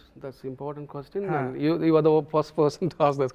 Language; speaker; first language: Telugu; non-native, local second language; Tamil